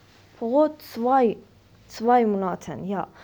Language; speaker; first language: German; non-native, learner; Persian